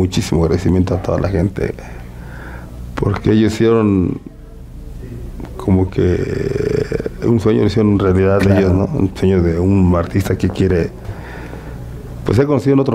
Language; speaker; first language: Spanish; native; Spanish